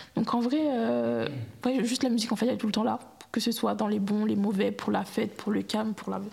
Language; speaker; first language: French; native; French